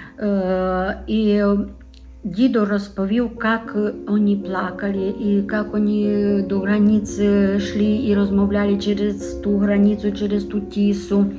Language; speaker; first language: Ukrainian; non-native, local second language; Romanian